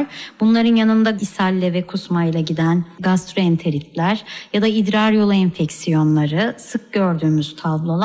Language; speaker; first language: Turkish; native; Turkish